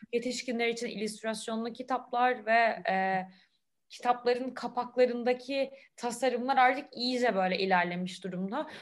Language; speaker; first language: Turkish; native; Turkish